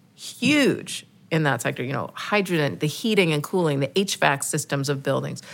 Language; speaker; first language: English; native; English